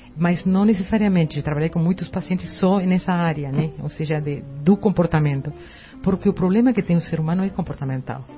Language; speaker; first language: Portuguese; non-native, fluent; Spanish